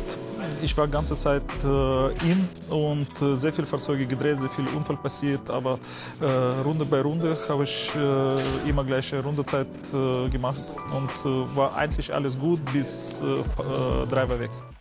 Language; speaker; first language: German; non-native, learner; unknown